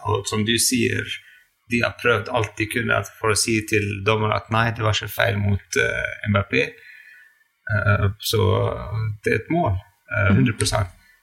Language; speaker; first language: Norwegian; non-native, fluent; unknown